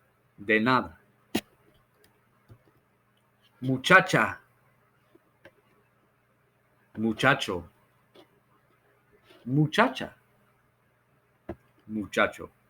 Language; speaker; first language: Spanish; non-native, fluent; English